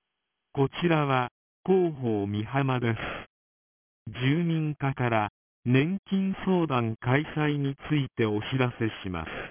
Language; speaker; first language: Japanese; native; Japanese